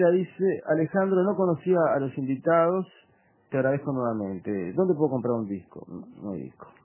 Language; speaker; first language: Spanish; native; Spanish